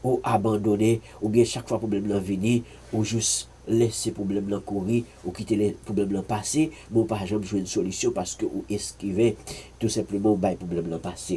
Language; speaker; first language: French; non-native, learner; Haitian Creole